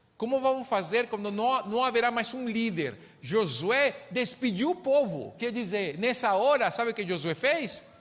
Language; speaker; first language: Portuguese; non-native, fluent; Spanish